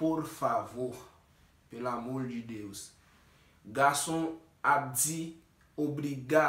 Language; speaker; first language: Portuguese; non-native, learner; Haitian Creole